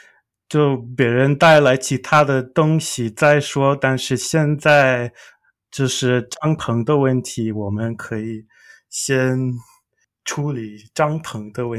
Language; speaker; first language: Chinese; non-native, learner; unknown